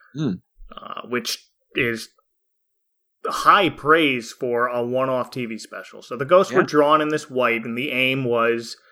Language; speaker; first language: English; native; English